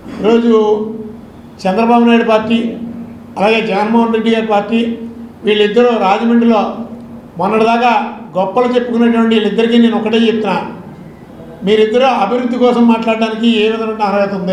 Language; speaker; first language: Telugu; native; Telugu